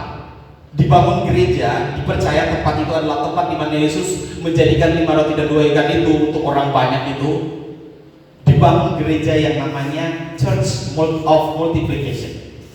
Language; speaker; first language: Indonesian; native; Indonesian